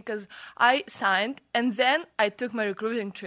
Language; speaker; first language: English; non-native, fluent; Russian